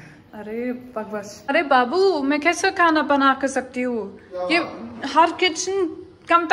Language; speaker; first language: Hindi; non-native, learner; German